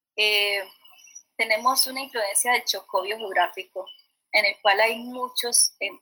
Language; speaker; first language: Spanish; native; Spanish